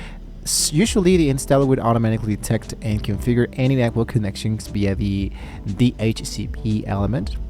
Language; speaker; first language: English; non-native, fluent; Spanish